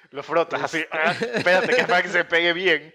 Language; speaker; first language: Spanish; native; Spanish